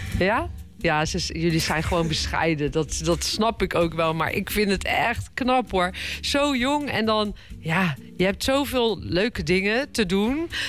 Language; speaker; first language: Dutch; native; Dutch